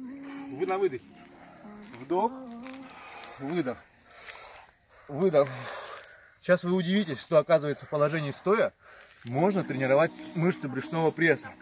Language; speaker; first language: Russian; native; Russian